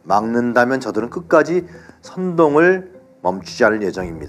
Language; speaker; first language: Korean; native; Korean